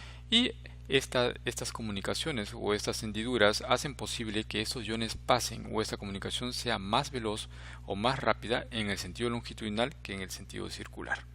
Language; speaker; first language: Spanish; native; Spanish